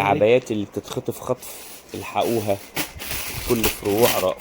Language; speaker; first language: Arabic; native; Arabic